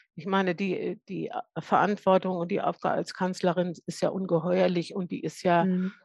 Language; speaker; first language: German; native; German